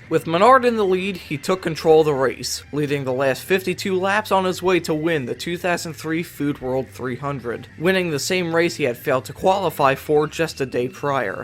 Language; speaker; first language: English; native; English